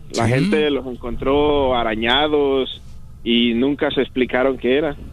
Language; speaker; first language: Spanish; native; Spanish